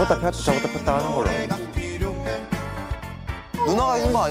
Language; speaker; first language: Korean; native; Korean